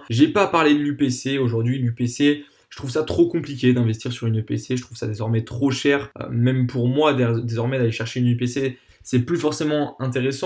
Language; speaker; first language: French; native; French